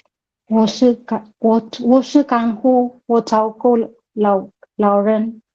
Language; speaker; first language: Chinese; non-native, learner; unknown